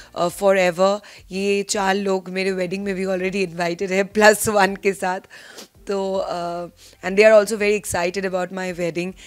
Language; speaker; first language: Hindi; non-native, local second language; Bangla